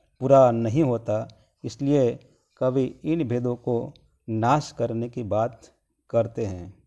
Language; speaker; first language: Hindi; non-native, local second language; Gujarati